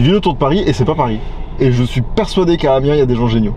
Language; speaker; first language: French; native; French